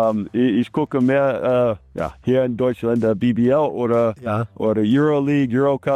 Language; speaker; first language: German; non-native, learner; English